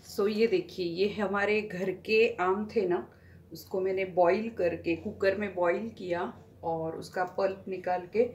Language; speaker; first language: Hindi; non-native, local second language; Marathi